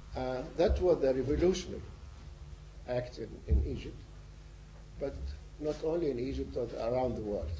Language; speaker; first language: English; non-native, fluent; Arabic